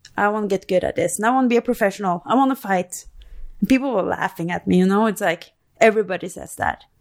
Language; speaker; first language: English; non-native, fluent; Norwegian